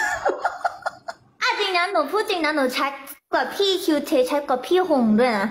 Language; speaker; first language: Thai; early bilingual, other home language; Korean